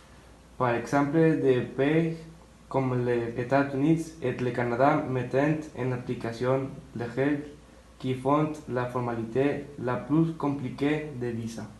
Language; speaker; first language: French; non-native, learner; Spanish